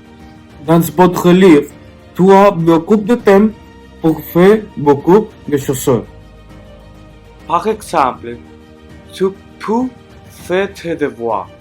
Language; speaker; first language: French; non-native, learner; Spanish